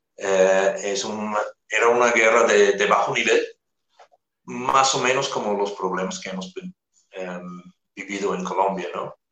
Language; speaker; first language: Spanish; non-native, fluent; English